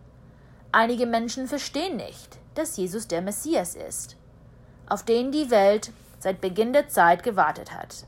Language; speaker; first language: German; early bilingual, heritage; German